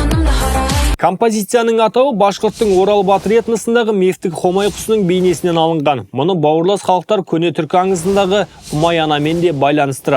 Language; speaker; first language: Kazakh; native; Kazakh